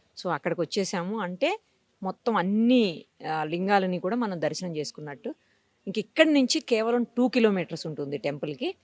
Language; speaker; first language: Telugu; native; Telugu